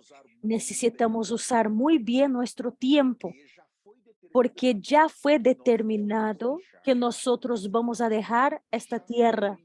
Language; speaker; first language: Spanish; non-native, fluent; Portuguese